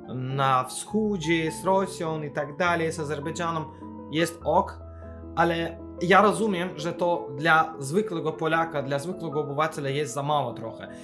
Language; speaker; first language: Polish; non-native, fluent; Azerbaijani